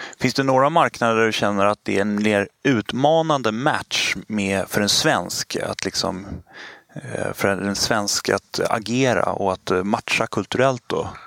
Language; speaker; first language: Swedish; native; Swedish